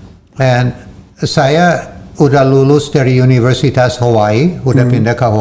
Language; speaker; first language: Indonesian; non-native, learner; English